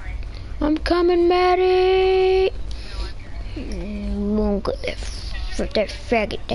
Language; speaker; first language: English; native; English